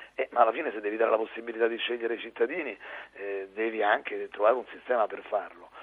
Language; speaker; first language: Italian; native; Italian